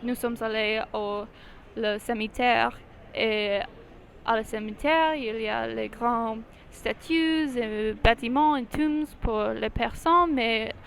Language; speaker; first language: French; non-native, learner; English